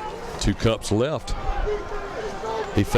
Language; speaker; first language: English; native; English